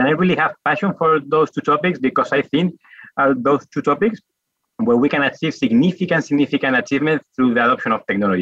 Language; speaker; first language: English; non-native, fluent; Spanish